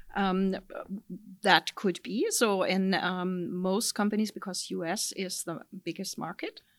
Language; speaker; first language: English; non-native, fluent; German